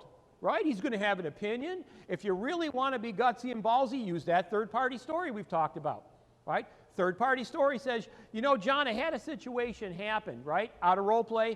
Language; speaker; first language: English; native; English